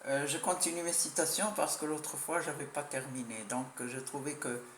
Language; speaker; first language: French; non-native, local second language; Arabic